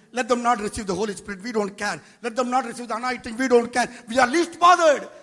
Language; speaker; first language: English; non-native, local second language; Tamil